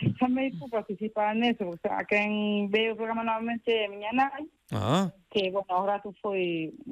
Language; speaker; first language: Galician; early bilingual, heritage; Galician